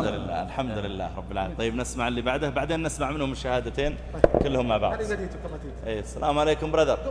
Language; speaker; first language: Arabic; native; Arabic